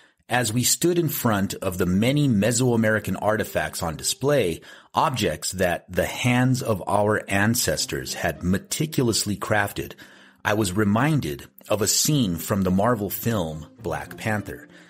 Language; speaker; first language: English; native; English